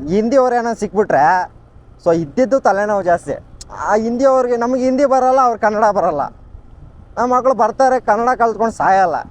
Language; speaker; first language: Kannada; non-native, local second language; Telugu